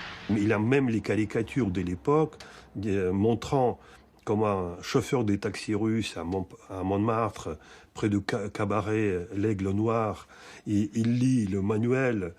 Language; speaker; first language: French; non-native, fluent; Russian